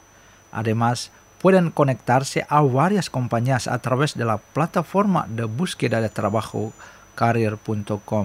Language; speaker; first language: Spanish; non-native, fluent; Indonesian